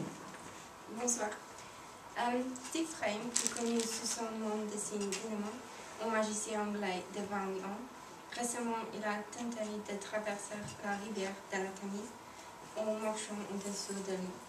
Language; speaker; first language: French; non-native, learner; English